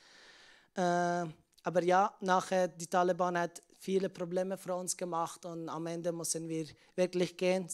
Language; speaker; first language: German; non-native, learner; Persian